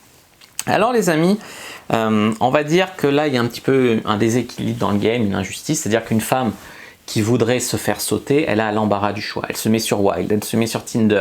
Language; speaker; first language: French; native; French